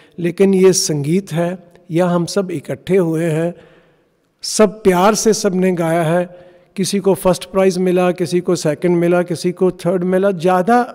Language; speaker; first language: Hindi; non-native, local second language; Punjabi